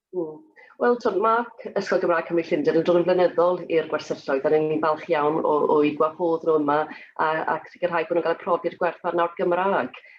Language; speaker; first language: Welsh; native; Welsh